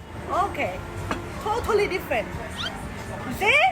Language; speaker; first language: English; non-native, learner; Thai